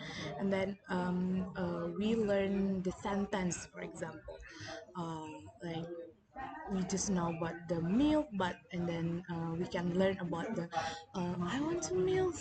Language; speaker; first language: English; non-native, learner; Indonesian